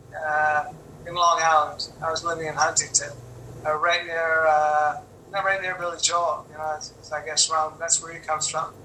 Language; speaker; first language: English; native; English